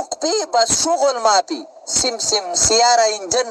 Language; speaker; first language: Arabic; non-native, learner; Pashto